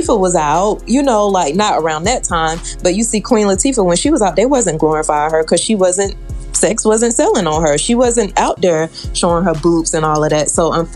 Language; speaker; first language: English; native; English